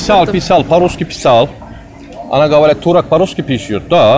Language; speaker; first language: Russian; non-native, learner; Turkish